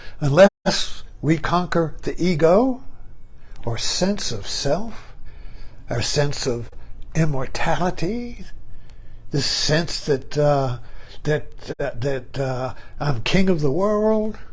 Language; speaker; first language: English; native; English